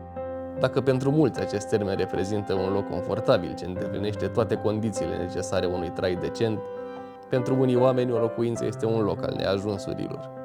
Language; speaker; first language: Romanian; native; Romanian